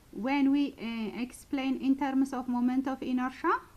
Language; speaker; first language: English; non-native, local second language; Amharic